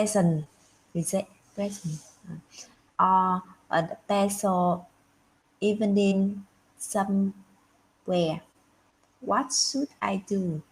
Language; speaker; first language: English; non-native, learner; Vietnamese